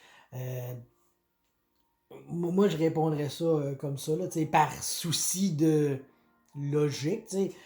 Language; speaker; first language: French; native; French